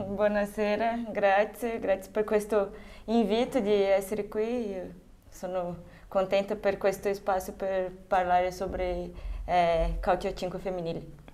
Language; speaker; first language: Italian; non-native, fluent; Portuguese